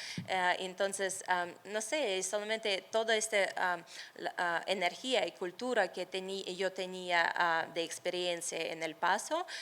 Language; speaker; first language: Spanish; non-native, fluent; Russian